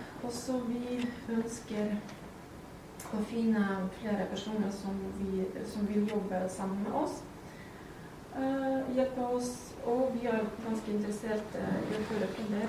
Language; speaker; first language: Norwegian; non-native, fluent; Ukrainian